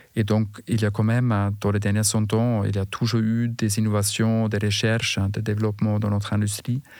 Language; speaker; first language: French; non-native, fluent; German